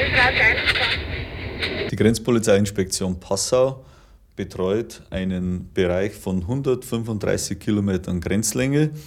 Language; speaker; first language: German; native; German